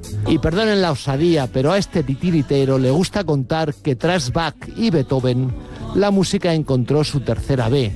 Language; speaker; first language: Spanish; native; Spanish